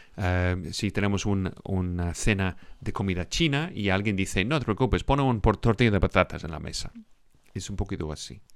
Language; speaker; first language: Spanish; non-native, fluent; English